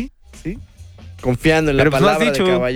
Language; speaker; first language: Spanish; native; Spanish